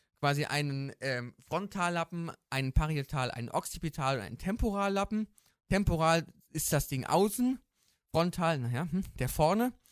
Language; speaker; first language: German; native; German